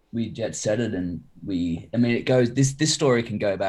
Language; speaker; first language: English; native; English